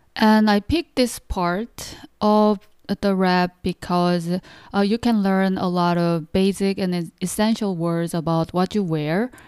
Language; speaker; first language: English; non-native, fluent; Korean